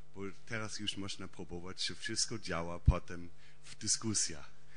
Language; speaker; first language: Polish; non-native, learner; German